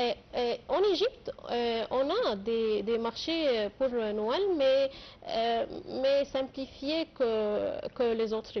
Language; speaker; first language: French; non-native, fluent; Arabic